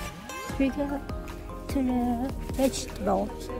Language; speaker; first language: English; non-native, fluent; Indonesian